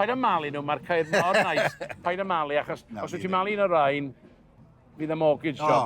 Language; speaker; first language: Welsh; native; Welsh